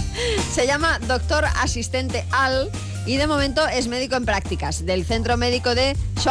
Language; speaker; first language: Spanish; native; Spanish